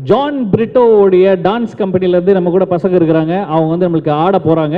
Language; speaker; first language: Tamil; native; Tamil